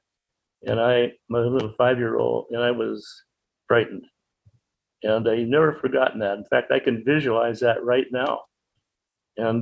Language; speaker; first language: English; native; English